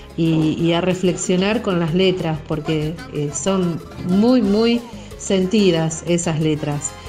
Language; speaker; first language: Spanish; native; Spanish